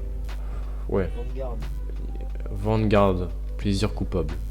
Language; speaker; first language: French; native; French